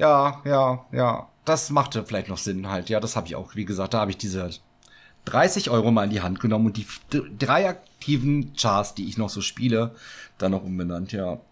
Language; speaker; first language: German; native; German